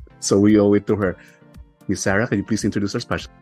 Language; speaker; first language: English; non-native, local second language; Filipino